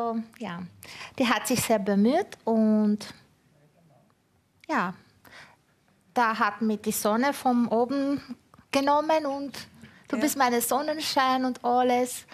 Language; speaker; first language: German; non-native, fluent; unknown